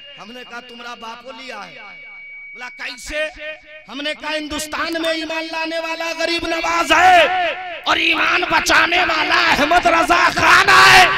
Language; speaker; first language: Hindi; native; Hindi